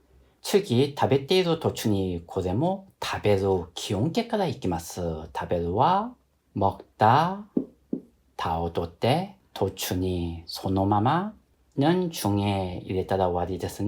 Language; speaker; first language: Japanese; non-native, fluent; Korean